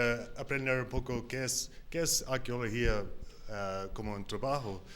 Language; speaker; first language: Spanish; non-native, learner; English